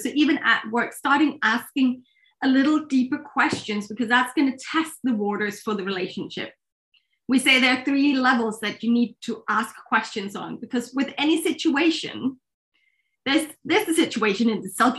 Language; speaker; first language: English; non-native, fluent; Danish